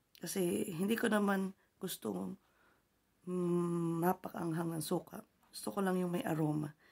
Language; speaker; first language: Filipino; native; Filipino